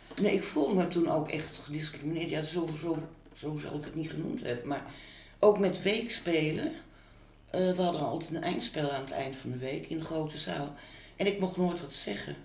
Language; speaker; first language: Dutch; native; Dutch